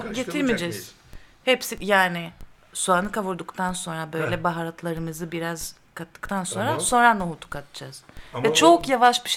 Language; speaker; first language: Turkish; non-native, learner; Greek